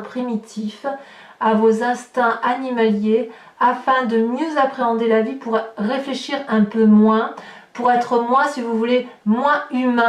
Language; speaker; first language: French; native; French